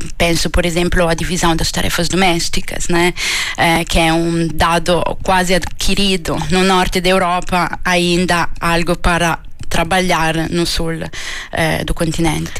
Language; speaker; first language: Portuguese; non-native, fluent; Italian